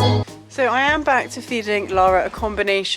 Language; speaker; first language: English; native; English